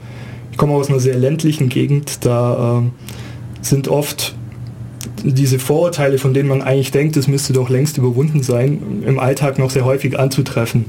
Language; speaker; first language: German; native; German